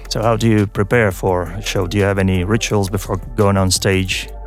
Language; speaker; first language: English; non-native, fluent; Russian